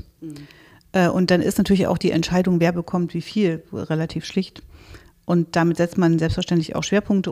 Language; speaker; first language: German; native; German